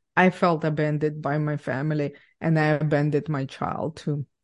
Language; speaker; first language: English; non-native, fluent; Ukrainian